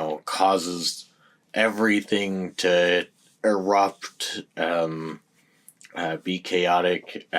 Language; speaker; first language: English; native; English